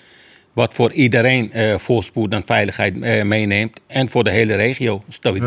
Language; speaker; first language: Dutch; non-native, fluent; Persian